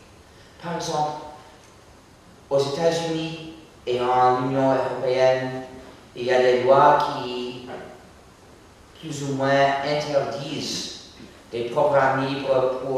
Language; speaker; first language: French; non-native, fluent; English